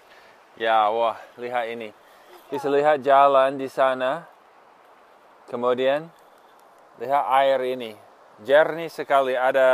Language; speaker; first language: Indonesian; non-native, fluent; English